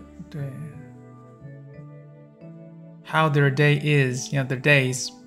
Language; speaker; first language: English; non-native, fluent; Chinese